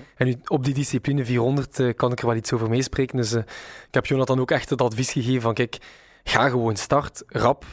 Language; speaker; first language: Dutch; native; Dutch